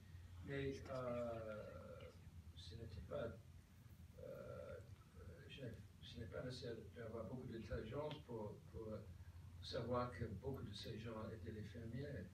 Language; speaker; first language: French; non-native, fluent; English